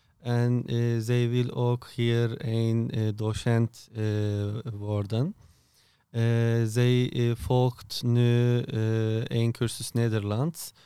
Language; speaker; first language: Dutch; non-native, learner; Turkish